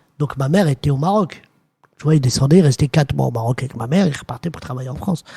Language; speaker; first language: French; early bilingual, other home language; Arabic